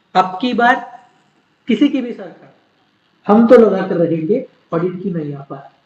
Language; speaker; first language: Hindi; non-native, local second language; Marathi